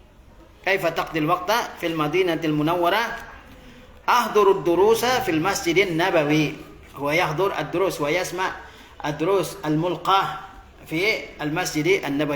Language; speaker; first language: Arabic; non-native, fluent; Indonesian